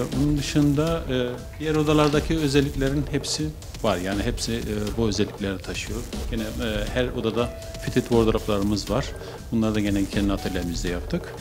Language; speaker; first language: Turkish; native; Turkish